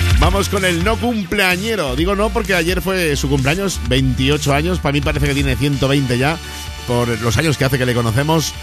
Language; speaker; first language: Spanish; native; Spanish